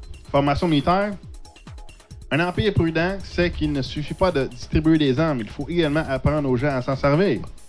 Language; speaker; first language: French; native; French